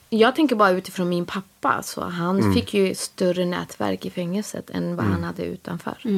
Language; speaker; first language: Swedish; early bilingual, other home language; Spanish